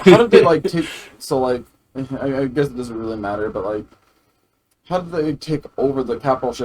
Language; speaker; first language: English; native; English